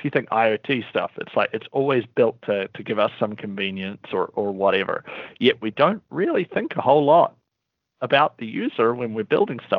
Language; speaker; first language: English; native; English